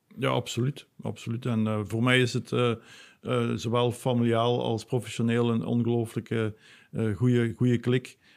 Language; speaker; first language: Dutch; native; Dutch